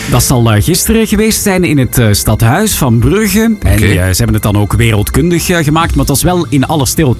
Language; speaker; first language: Dutch; native; Dutch